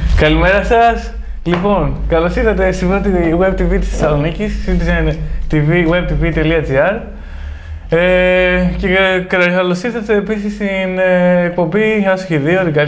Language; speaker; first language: Greek; native; Greek